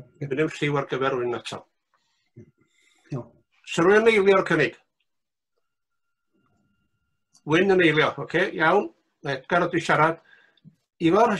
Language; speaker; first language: Welsh; native; Welsh